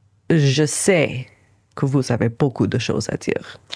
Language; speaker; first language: French; non-native, local second language; English